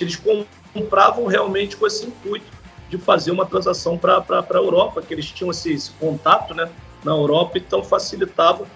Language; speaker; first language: Portuguese; native; Portuguese